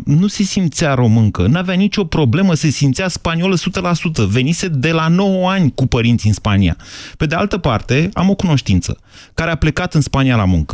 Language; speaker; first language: Romanian; native; Romanian